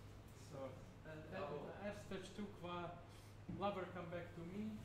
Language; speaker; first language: German; non-native, learner; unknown